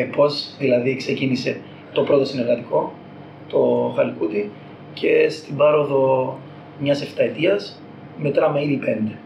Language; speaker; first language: Greek; native; Greek